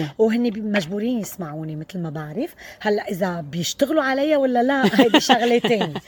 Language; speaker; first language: Arabic; native; Arabic